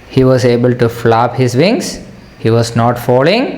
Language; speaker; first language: English; non-native, local second language; Malayalam